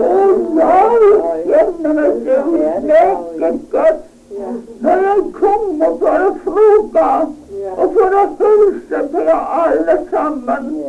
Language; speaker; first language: Swedish; non-native, learner; Danish